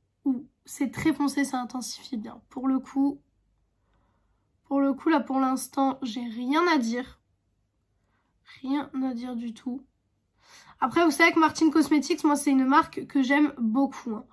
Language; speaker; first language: French; native; French